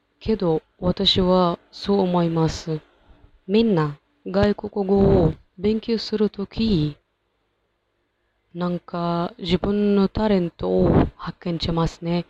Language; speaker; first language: Japanese; non-native, learner; Arabic